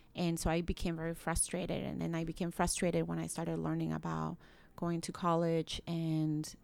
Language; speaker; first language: English; early bilingual, other home language; Spanish